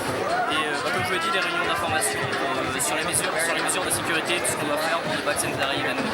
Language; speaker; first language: French; native; French